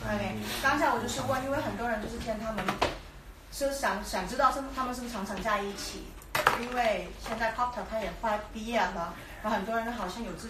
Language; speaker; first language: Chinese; non-native, fluent; Thai